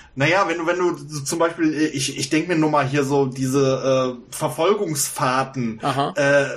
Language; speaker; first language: German; native; German